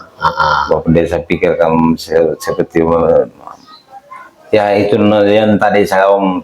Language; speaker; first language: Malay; non-native, local second language; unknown